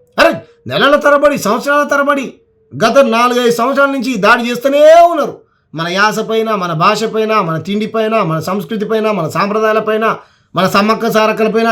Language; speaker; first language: Telugu; native; Telugu